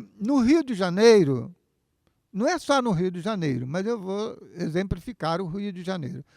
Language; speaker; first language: Portuguese; native; Portuguese